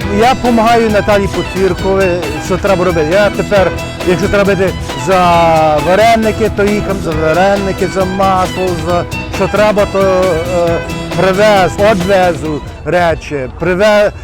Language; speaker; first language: Ukrainian; early bilingual, heritage; Ukrainian